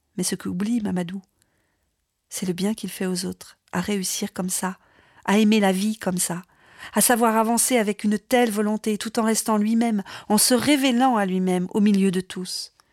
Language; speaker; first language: French; native; French